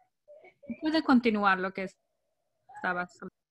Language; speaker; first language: Spanish; non-native, fluent; English